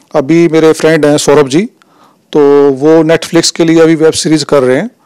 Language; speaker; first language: Hindi; native; Hindi